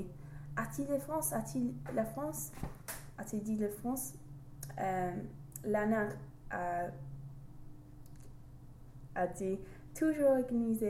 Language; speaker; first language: French; non-native, learner; English